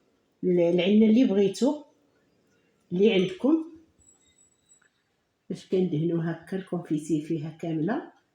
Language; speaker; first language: Arabic; native; Arabic